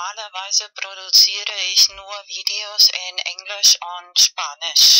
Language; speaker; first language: German; non-native, fluent; Spanish